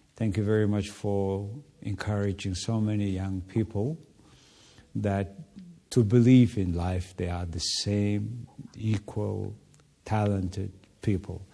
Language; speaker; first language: English; non-native, learner; Mongolian